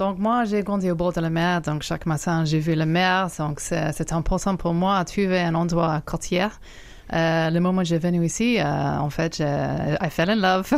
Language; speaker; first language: French; non-native, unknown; English